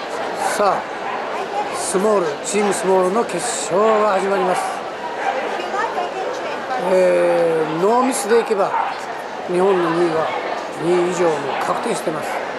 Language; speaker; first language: Japanese; native; Japanese